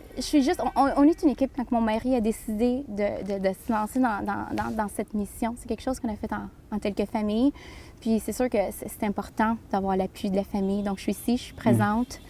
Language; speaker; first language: French; early bilingual, other home language; Spanish